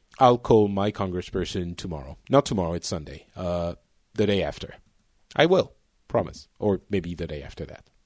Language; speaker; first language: English; non-native, fluent; French